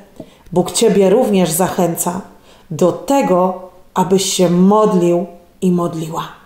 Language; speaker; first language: Polish; native; Polish